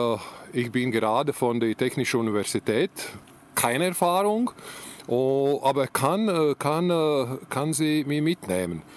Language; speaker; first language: German; non-native, learner; Latvian